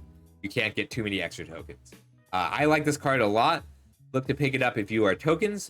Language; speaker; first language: English; native; English